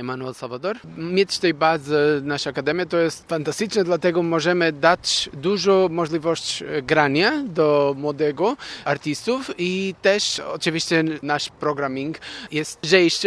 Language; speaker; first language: Polish; non-native, learner; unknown